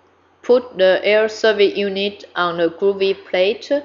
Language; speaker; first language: English; non-native, fluent; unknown